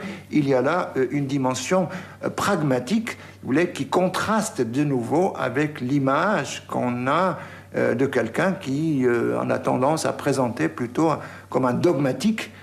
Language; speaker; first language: French; native; French